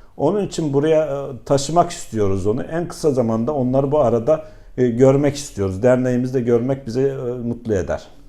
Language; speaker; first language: Turkish; native; Turkish